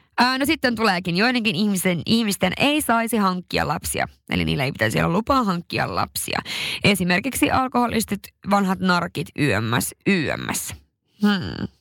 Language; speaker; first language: Finnish; native; Finnish